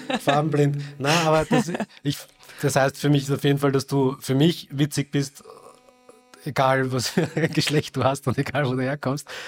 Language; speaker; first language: German; early bilingual, other home language; Hindi